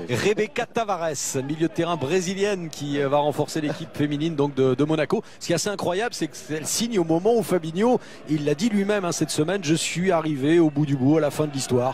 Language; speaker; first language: French; native; French